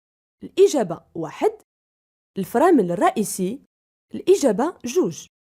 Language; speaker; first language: Arabic; native; Arabic